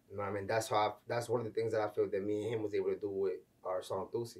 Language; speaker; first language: English; early bilingual, other home language; Spanish